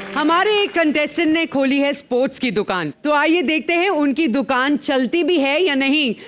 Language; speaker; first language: Hindi; native; Hindi